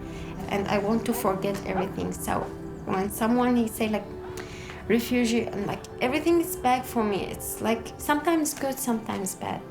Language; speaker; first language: English; non-native, learner; Arabic